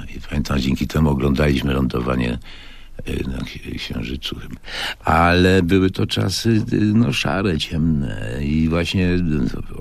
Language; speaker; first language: Polish; native; Polish